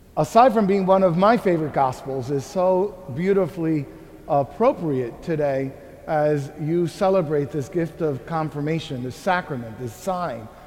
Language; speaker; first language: English; early bilingual, other home language; Spanish